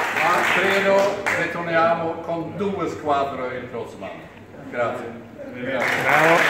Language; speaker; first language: Italian; non-native, learner; Swedish